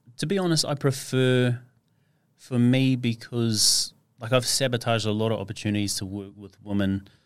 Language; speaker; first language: English; native; English